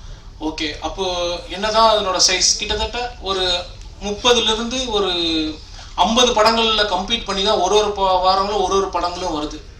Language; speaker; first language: Tamil; native; Tamil